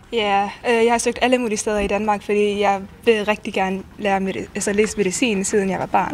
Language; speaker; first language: Danish; non-native, fluent; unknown